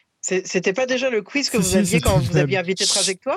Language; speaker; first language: French; native; French